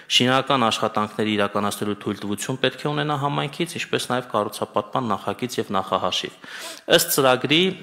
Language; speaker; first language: Armenian; native; Armenian